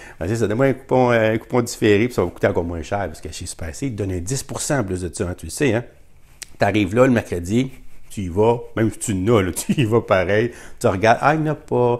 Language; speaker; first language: French; native; French